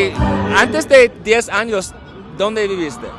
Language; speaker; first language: Spanish; non-native, learner; English